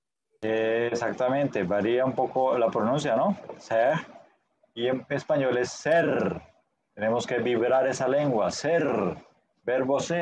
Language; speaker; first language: Portuguese; non-native, fluent; Spanish